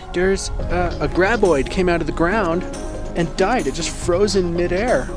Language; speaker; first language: English; native; English